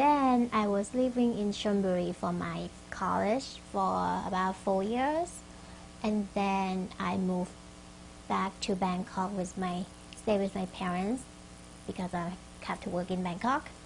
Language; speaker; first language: English; non-native, fluent; Thai